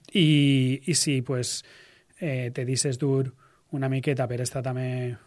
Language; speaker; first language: Catalan; native; Catalan